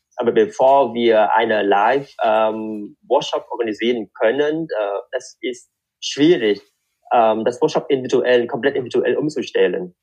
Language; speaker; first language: German; non-native, fluent; Vietnamese